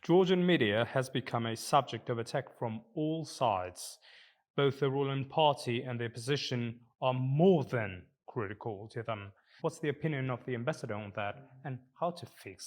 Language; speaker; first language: English; non-native, fluent; Georgian